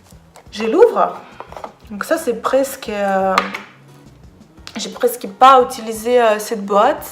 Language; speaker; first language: French; non-native, fluent; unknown